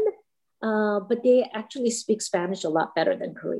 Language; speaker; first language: English; non-native, fluent; Korean